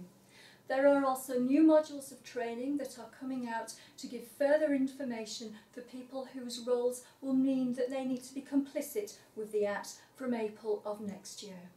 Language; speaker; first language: English; native; English